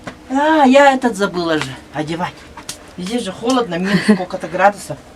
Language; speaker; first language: Russian; non-native, local second language; Yakut